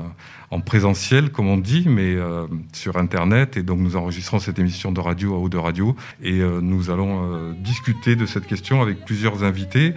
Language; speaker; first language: French; native; French